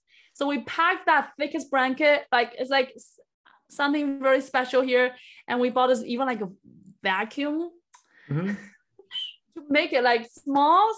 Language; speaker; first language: English; non-native, fluent; Chinese